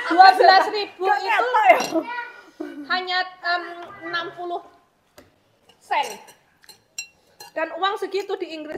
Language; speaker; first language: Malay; non-native, local second language; Javanese